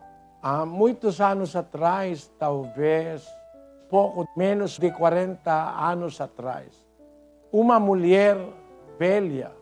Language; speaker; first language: Portuguese; non-native, learner; Filipino